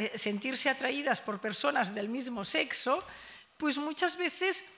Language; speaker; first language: Spanish; non-native, local second language; Catalan